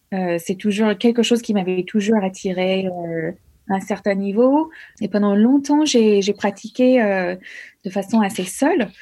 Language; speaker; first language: French; non-native, fluent; English